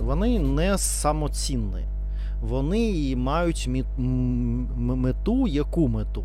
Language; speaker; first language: Ukrainian; non-native, learner; Russian